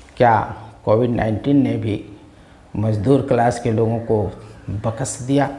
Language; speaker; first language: Hindi; native; Hindi